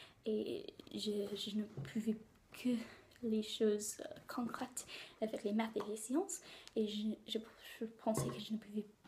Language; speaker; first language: French; non-native, learner; English